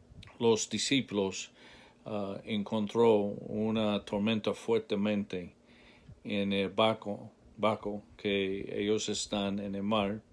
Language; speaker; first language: Spanish; non-native, learner; English